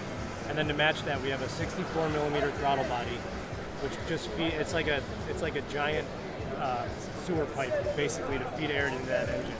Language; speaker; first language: English; native; English